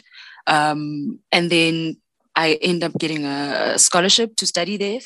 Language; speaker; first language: English; non-native, local second language; Xhosa